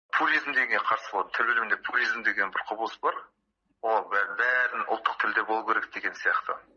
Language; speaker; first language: Kazakh; native; Kazakh